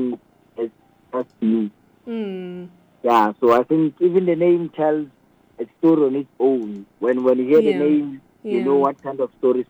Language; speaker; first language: English; non-native, local second language; Southern Sotho